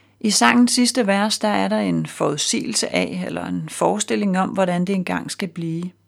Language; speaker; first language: Danish; native; Danish